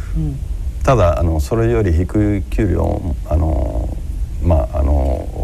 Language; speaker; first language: Japanese; non-native, fluent; Spanish